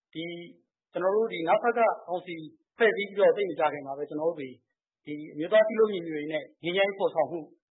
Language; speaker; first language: Burmese; native; Burmese